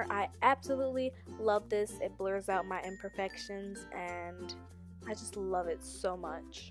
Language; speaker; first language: English; native; English